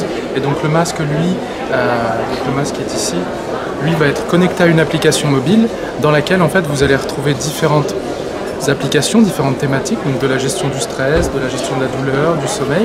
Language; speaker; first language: French; native; French